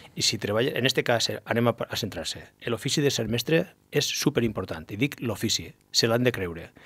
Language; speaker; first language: Catalan; native; Catalan